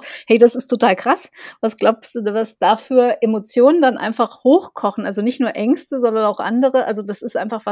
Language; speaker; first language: German; native; German